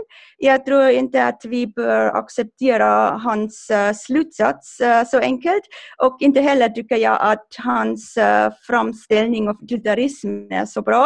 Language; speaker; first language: Swedish; non-native, fluent; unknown